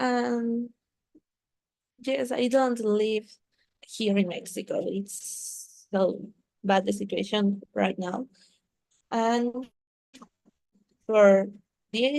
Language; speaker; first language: English; non-native, learner; Spanish